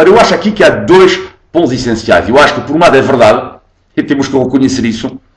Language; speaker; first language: Portuguese; non-native, fluent; French